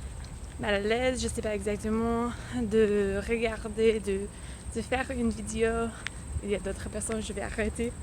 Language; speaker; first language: French; non-native, learner; English